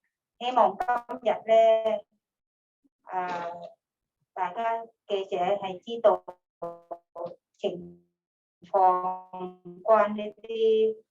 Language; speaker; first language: Cantonese; non-native, learner; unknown